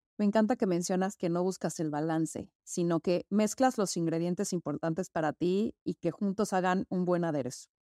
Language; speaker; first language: Spanish; native; Spanish